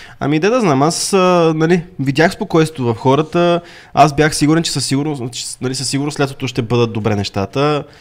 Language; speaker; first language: Bulgarian; native; Bulgarian